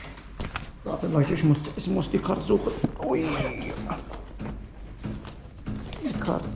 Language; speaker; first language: German; non-native, fluent; Arabic